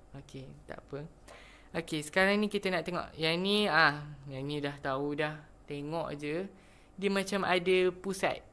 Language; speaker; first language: Malay; native; Malay